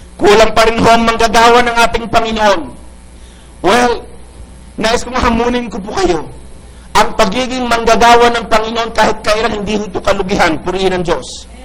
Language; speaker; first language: Filipino; non-native, local second language; Iloko